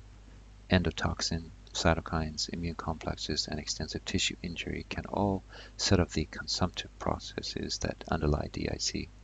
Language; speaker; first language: English; native; English